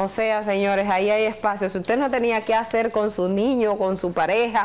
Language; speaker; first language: Spanish; native; Spanish